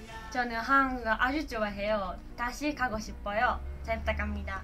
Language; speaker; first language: Korean; non-native, learner; Japanese